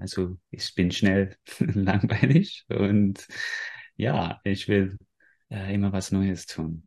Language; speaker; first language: German; non-native, fluent; English